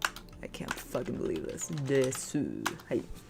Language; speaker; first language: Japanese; non-native, learner; English